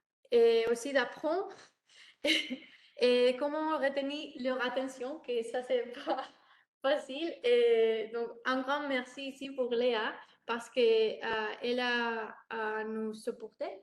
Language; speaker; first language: French; non-native, learner; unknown